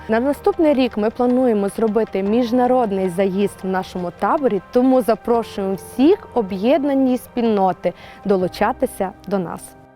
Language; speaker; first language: Ukrainian; native; Ukrainian